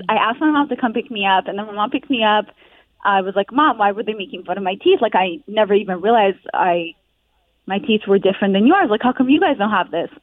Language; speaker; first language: English; non-native, fluent; Hebrew